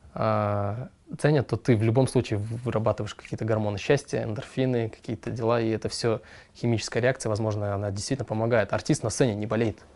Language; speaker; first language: Russian; non-native, local second language; Kyrgyz